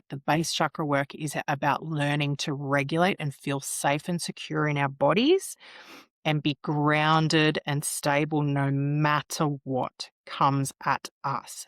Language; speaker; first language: English; native; English